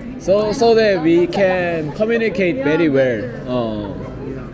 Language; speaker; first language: English; non-native, learner; Korean